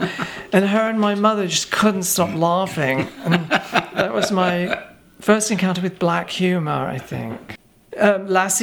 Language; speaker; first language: English; native; English